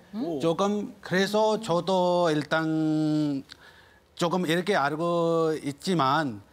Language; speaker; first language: Korean; non-native, learner; Urdu